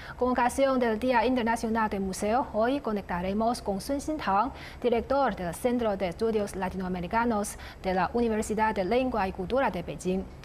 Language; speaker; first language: Spanish; non-native, fluent; Chinese